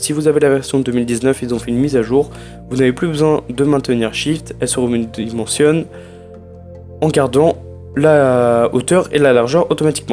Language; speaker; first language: French; native; French